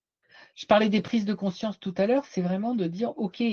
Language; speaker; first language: French; native; French